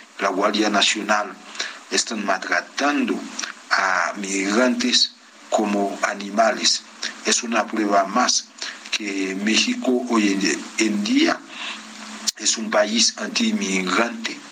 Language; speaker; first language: Spanish; non-native, fluent; Haitian Creole